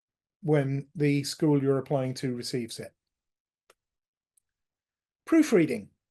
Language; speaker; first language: English; native; English